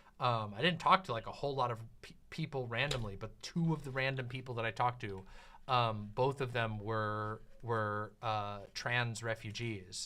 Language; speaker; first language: English; native; English